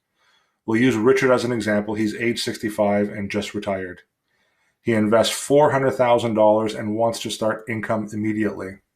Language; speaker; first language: English; native; English